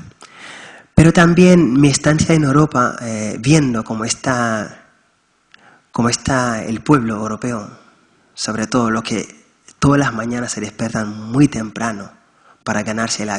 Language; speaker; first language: Spanish; non-native, fluent; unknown